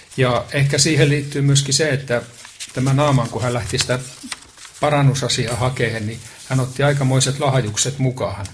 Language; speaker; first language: Finnish; native; Finnish